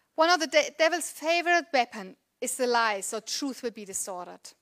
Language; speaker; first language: English; non-native, fluent; German